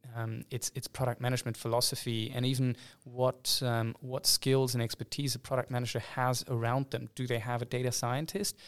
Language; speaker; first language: English; non-native, fluent; German